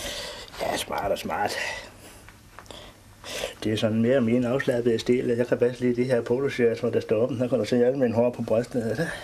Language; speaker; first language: Danish; native; Danish